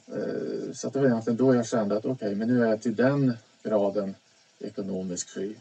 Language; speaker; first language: Swedish; native; Swedish